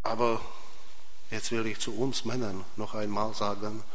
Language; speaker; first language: German; non-native, fluent; Czech